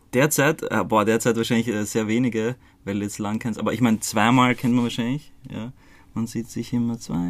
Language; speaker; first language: German; early bilingual, other home language; Croatian